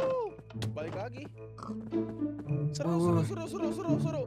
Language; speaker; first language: Indonesian; native; Indonesian